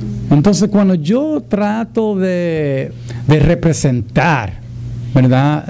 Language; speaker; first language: Spanish; early bilingual, heritage; Spanish